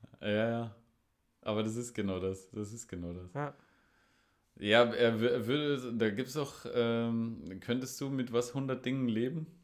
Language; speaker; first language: German; native; German